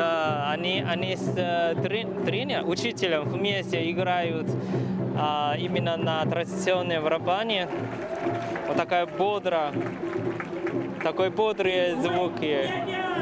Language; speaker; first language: Russian; non-native, fluent; Chinese